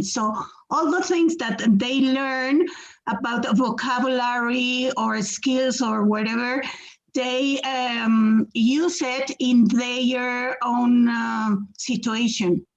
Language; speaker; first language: English; non-native, fluent; Spanish